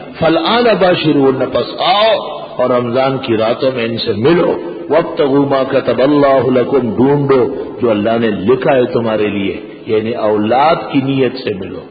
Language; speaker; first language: Urdu; non-native, local second language; Pashto